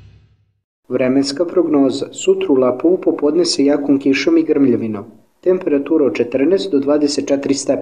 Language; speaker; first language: Serbian; native; Serbian